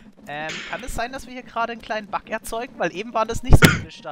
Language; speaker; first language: German; native; German